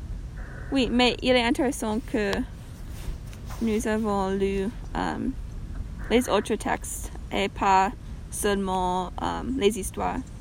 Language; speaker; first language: French; non-native, learner; English